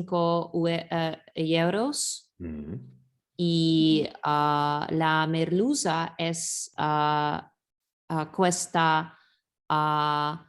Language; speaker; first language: Spanish; non-native, learner; English